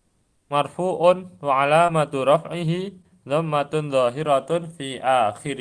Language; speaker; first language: Arabic; non-native, learner; Indonesian